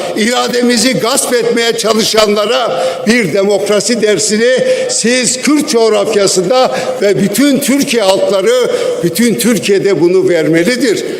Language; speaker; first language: Turkish; non-native, local second language; Kurdish